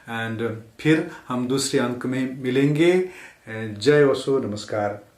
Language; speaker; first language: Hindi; non-native, fluent; Nepali